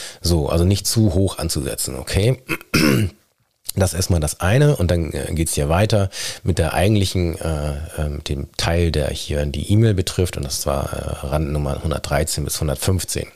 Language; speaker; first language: German; native; German